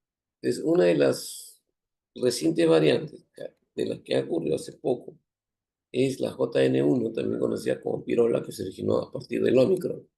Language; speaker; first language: Spanish; native; Spanish